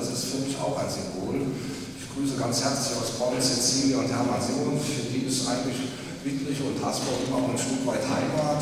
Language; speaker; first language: German; native; German